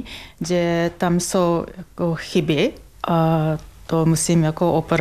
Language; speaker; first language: Czech; non-native, fluent; Japanese